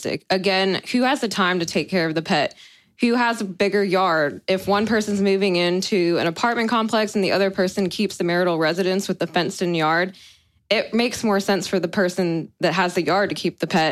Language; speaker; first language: English; native; English